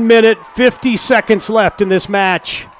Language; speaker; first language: English; native; English